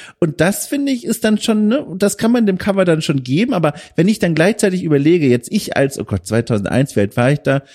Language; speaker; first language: German; native; German